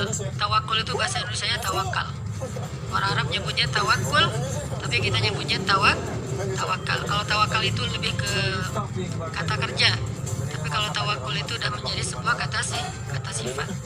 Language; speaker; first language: Indonesian; native; Indonesian